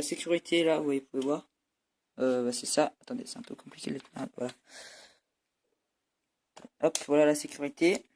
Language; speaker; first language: French; native; French